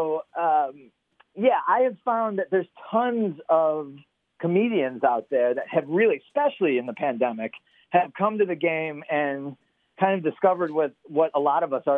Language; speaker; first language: English; native; English